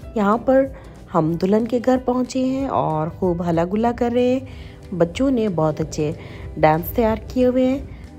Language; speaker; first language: Urdu; native; Urdu